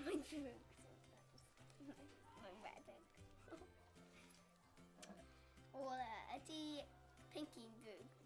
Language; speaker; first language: Welsh; non-native, local second language; English